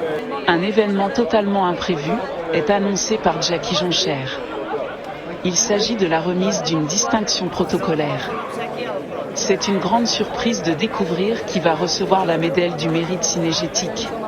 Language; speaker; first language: French; native; French